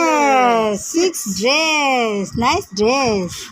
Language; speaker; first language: English; non-native, learner; Bangla